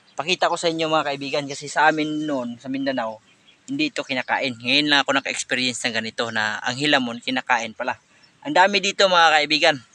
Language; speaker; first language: Filipino; non-native, local second language; Cebuano